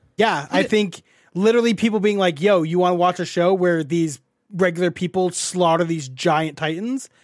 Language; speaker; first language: English; native; English